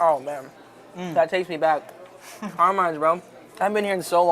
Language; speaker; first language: English; native; English